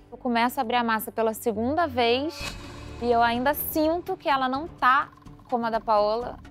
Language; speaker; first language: Portuguese; native; Portuguese